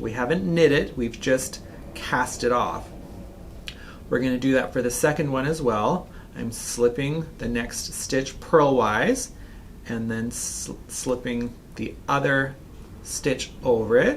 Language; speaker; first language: English; native; English